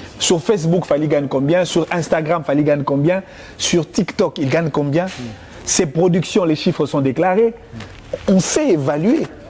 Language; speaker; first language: French; non-native, local second language; Lingala